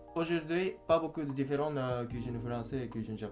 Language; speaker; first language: French; non-native, learner; Japanese